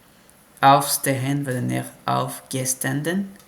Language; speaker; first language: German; non-native, learner; French